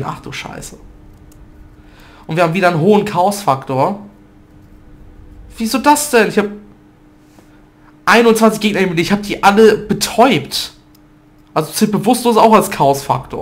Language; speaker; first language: German; native; German